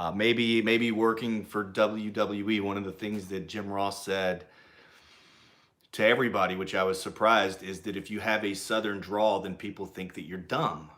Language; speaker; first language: English; native; English